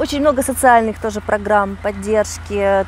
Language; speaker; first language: Russian; native; Russian